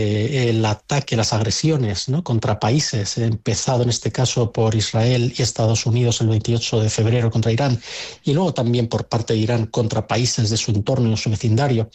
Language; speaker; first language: Spanish; native; Spanish